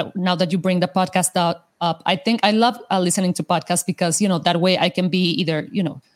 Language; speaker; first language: English; non-native, fluent; Spanish